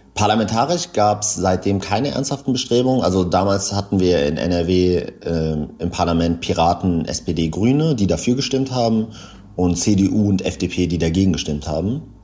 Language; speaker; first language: German; native; German